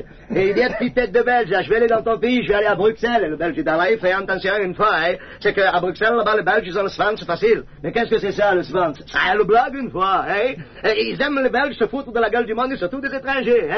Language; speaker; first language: French; native; French